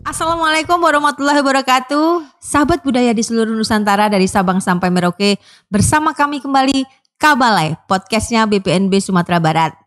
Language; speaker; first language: Indonesian; non-native, local second language; Minangkabau